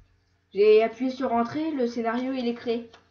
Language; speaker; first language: French; native; French